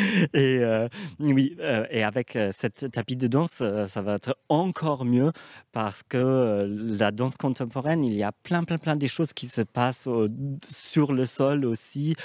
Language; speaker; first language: French; non-native, fluent; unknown